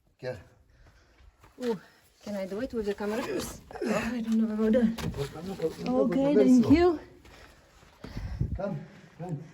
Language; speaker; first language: English; non-native, fluent; Polish